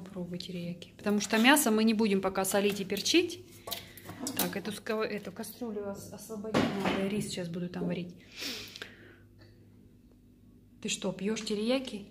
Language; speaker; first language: Russian; native; Russian